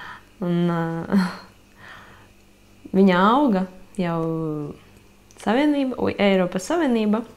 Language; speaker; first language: Latvian; non-native, local second language; Russian